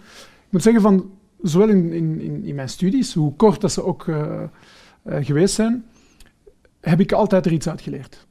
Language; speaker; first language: Dutch; early bilingual, other home language; Portuguese